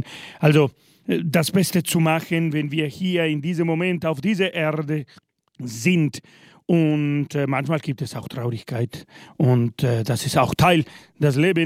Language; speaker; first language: German; non-native, fluent; Spanish